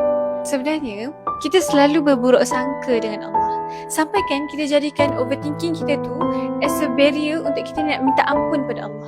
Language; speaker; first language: Malay; native; Malay